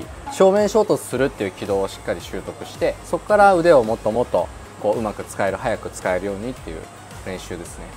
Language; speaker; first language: Japanese; native; Japanese